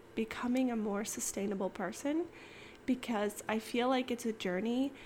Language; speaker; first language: English; native; English